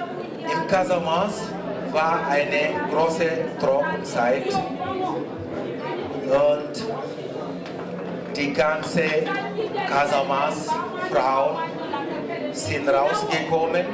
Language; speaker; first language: German; non-native, learner; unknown